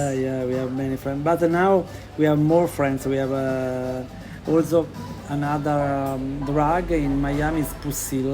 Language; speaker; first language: English; non-native, learner; Italian